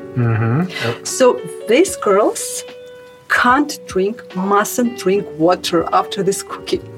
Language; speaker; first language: English; non-native, fluent; Armenian